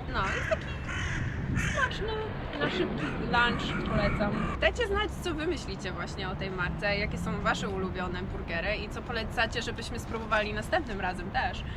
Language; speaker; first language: Polish; early bilingual, heritage; Polish